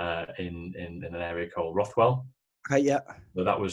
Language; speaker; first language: English; native; English